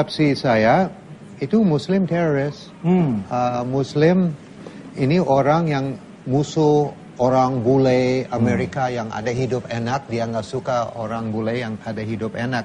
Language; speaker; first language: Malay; non-native, fluent; English